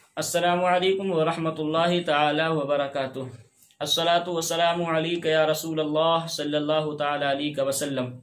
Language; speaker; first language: Urdu; native; Urdu